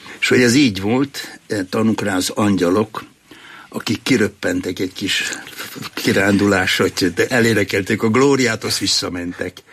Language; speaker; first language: Hungarian; native; Hungarian